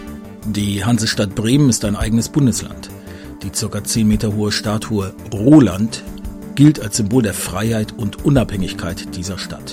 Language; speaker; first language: German; native; German